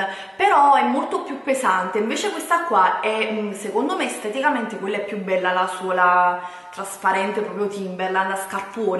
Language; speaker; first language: Italian; native; Italian